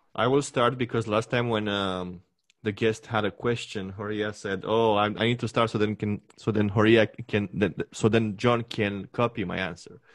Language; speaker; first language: English; non-native, fluent; Romanian